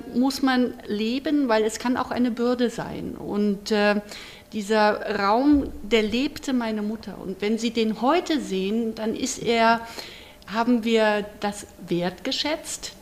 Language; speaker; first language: German; native; German